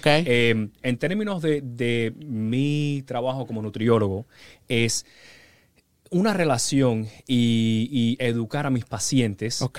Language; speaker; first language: Spanish; early bilingual, heritage; Spanish